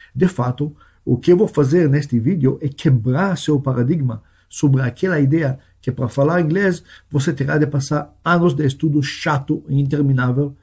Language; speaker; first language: Portuguese; non-native, fluent; Hebrew